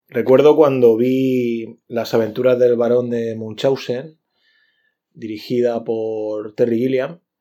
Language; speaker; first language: Spanish; native; Spanish